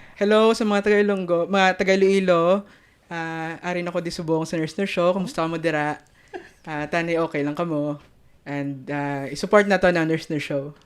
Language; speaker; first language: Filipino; non-native, local second language; Hiligaynon